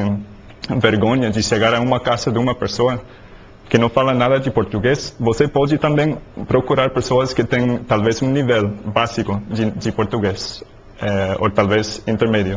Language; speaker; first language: Portuguese; non-native, learner; English